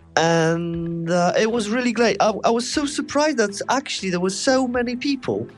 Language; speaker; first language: English; non-native, fluent; Polish